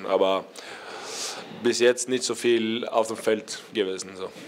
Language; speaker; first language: German; non-native, learner; Norwegian